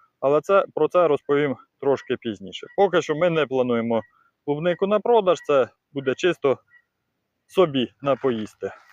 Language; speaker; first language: Ukrainian; non-native, local second language; Russian